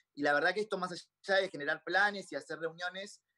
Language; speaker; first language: Spanish; native; Spanish